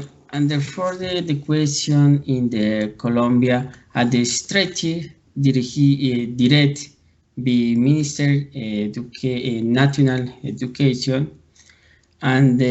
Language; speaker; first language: English; non-native, learner; Spanish